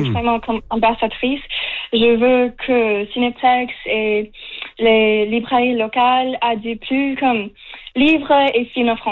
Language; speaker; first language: French; non-native, fluent; Russian